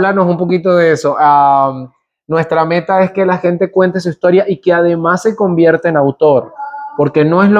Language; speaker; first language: Spanish; native; Spanish